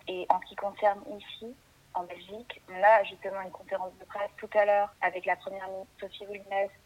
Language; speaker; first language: French; native; French